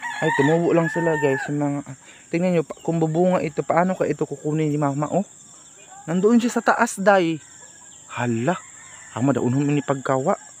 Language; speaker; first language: Filipino; non-native, local second language; Cebuano